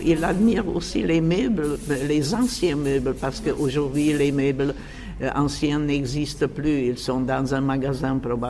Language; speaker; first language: French; non-native, fluent; Czech